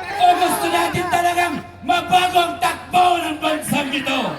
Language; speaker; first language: Filipino; non-native, local second language; Iloko